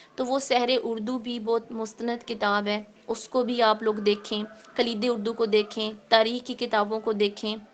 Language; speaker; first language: Urdu; native; Urdu